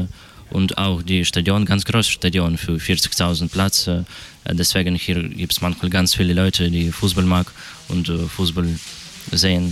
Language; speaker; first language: German; non-native, learner; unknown